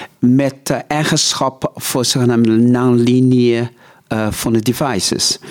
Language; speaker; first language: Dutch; non-native, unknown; Chinese